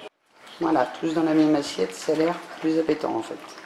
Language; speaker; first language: French; native; French